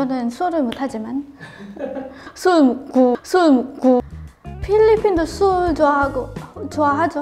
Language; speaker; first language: Korean; non-native, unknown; Filipino